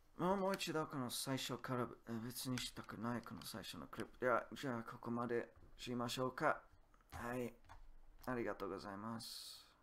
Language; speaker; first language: Japanese; non-native, learner; English